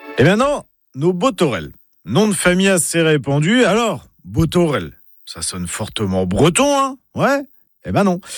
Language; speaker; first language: French; native; French